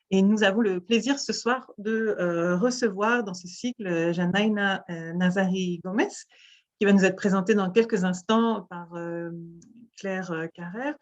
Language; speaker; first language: French; native; French